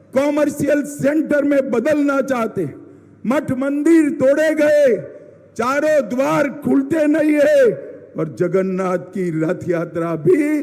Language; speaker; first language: Hindi; non-native, local second language; Gujarati